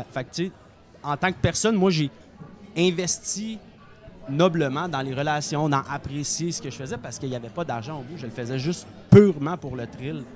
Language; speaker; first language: French; native; French